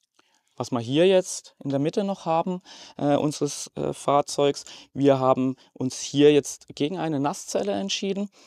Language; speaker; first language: German; native; German